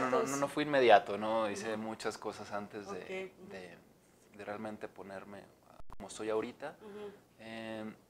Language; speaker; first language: Spanish; native; Spanish